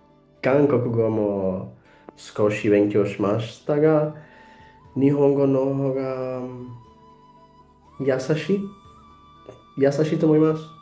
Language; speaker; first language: Japanese; non-native, learner; English